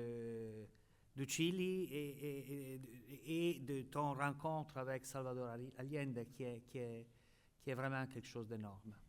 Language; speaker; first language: French; non-native, fluent; Italian